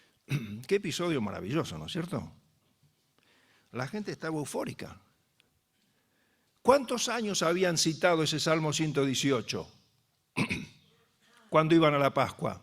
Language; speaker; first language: Spanish; native; Spanish